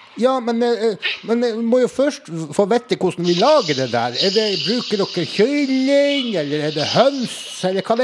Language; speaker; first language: Norwegian; native; Norwegian